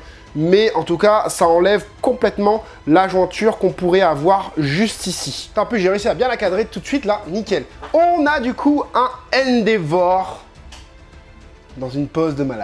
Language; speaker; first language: French; native; French